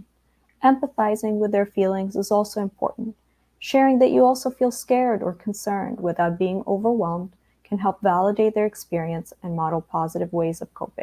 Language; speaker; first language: English; early bilingual, other home language; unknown